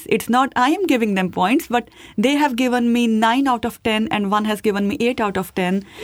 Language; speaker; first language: English; non-native, local second language; Hindi